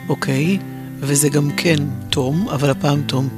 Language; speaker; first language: Hebrew; native; Hebrew